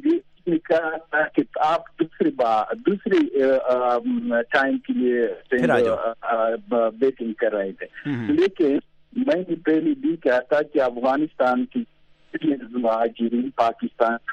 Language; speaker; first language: Hindi; non-native, fluent; Pashto